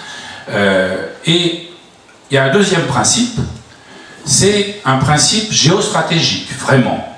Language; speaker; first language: French; native; French